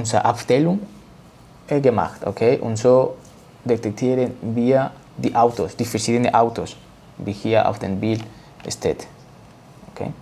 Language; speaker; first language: German; non-native, learner; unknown